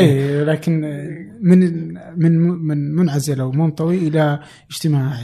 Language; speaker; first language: Arabic; native; Arabic